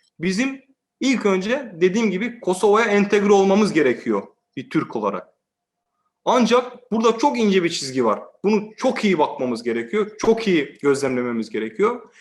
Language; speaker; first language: Turkish; native; Turkish